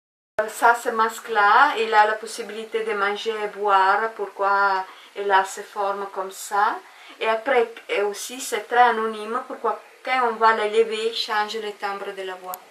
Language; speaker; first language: French; non-native, learner; Italian